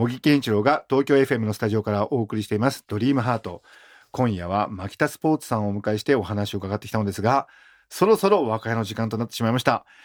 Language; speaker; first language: Japanese; native; Japanese